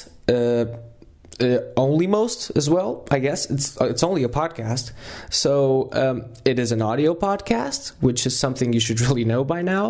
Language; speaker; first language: English; non-native, fluent; Portuguese